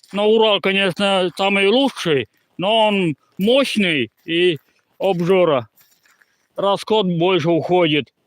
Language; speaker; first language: Russian; non-native, local second language; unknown